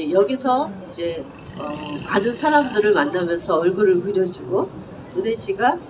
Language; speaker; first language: Korean; native; Korean